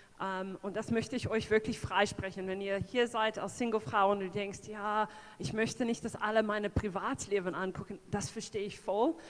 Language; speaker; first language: German; non-native, fluent; English